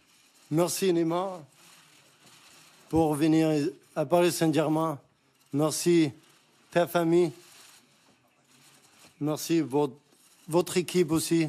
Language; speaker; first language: French; non-native, learner; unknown